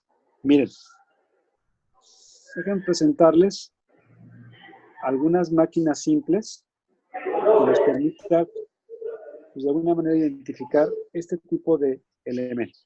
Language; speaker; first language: Spanish; native; Spanish